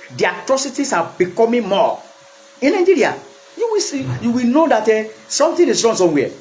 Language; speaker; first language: English; non-native, local second language; Yoruba